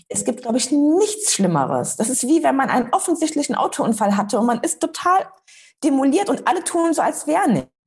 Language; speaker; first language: German; early bilingual, other home language; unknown